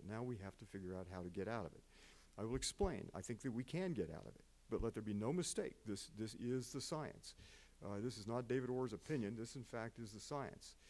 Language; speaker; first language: English; native; English